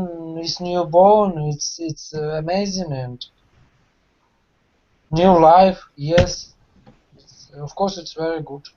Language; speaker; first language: English; non-native, learner; Russian